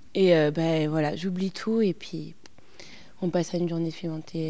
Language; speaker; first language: French; native; French